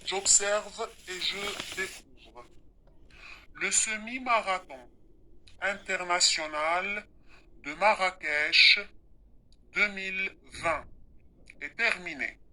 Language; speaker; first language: French; non-native, local second language; Arabic